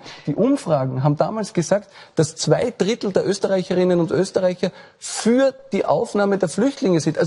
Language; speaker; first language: German; native; German